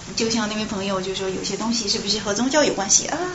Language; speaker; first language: Chinese; native; Chinese